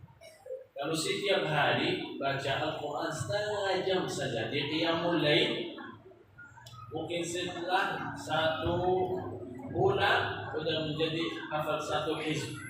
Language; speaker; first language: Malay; non-native, learner; Arabic